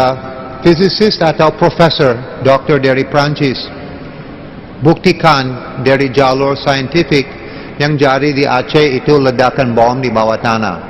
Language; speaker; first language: Indonesian; non-native, learner; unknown